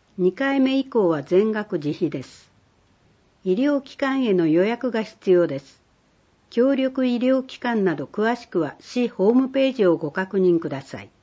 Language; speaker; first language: Japanese; native; Japanese